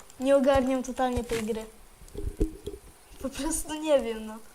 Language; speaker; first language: Polish; native; Polish